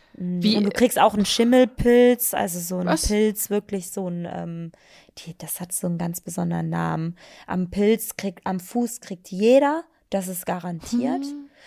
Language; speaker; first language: German; native; German